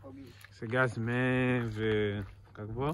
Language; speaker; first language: Bulgarian; non-native, learner; Portuguese